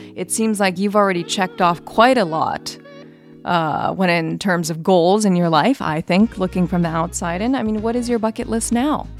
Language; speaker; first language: English; early bilingual, other home language; Japanese